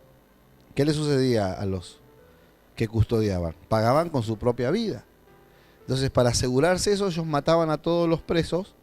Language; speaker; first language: Spanish; native; Spanish